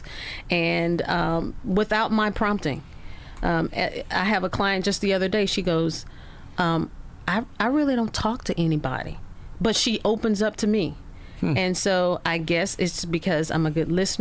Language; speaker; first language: English; native; English